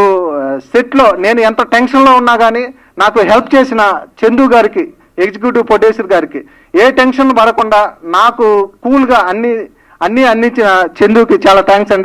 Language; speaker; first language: Telugu; native; Telugu